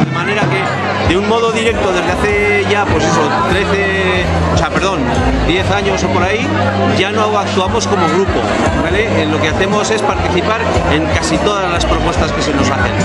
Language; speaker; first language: Spanish; native; Spanish